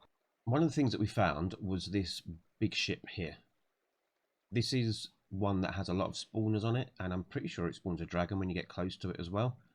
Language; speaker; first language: English; native; English